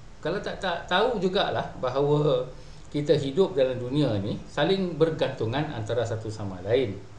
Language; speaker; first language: Malay; native; Malay